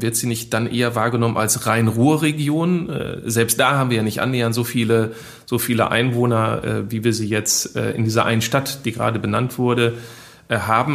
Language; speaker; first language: German; native; German